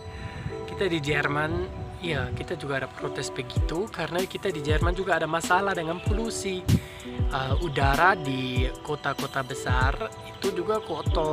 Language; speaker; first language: Indonesian; non-native, fluent; German